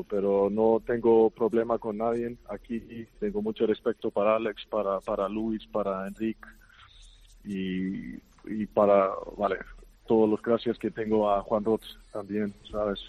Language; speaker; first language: Spanish; non-native, fluent; Icelandic